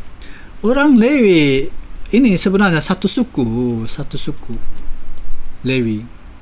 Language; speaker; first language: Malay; non-native, fluent; Korean